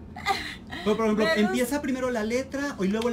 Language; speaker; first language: Spanish; native; Spanish